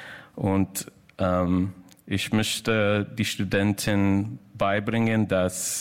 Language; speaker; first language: German; non-native, learner; English